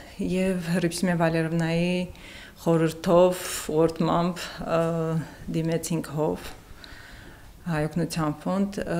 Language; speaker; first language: Armenian; native; Armenian